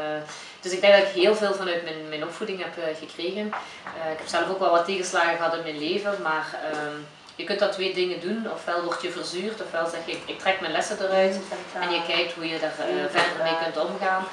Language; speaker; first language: Dutch; early bilingual, other home language; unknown